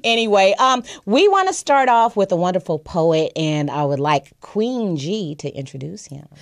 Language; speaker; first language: English; native; English